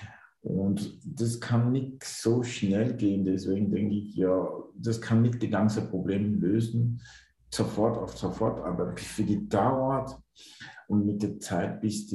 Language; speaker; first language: German; non-native, learner; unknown